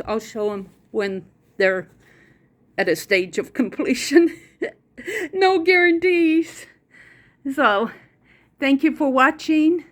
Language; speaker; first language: English; native; English